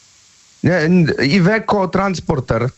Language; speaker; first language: German; non-native, learner; Polish